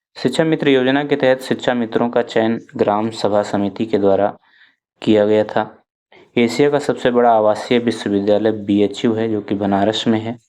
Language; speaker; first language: Hindi; native; Hindi